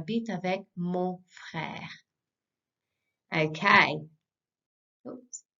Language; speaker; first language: French; non-native, fluent; English